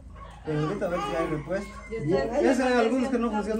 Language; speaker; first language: Spanish; native; Spanish